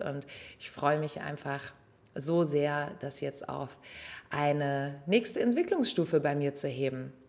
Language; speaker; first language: German; native; German